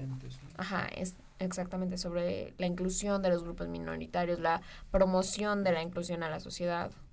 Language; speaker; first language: Spanish; native; Spanish